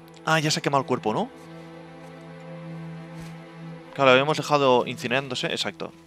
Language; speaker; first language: Spanish; native; Spanish